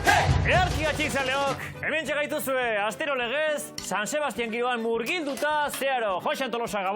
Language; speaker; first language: Basque; native; Basque